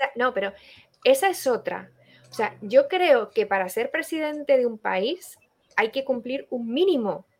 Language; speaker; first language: Spanish; native; Spanish